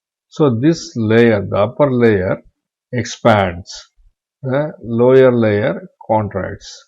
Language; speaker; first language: English; non-native, local second language; Tamil